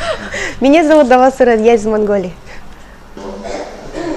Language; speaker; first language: Russian; non-native, local second language; Mongolian